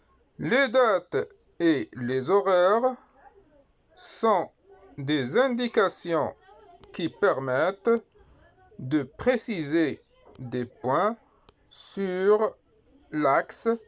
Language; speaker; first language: French; non-native, local second language; Arabic